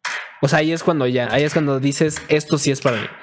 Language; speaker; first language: Spanish; native; Spanish